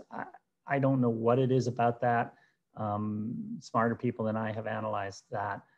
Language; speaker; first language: English; native; English